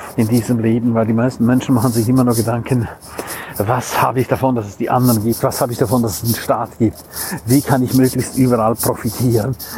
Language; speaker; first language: German; non-native, local second language; Romansh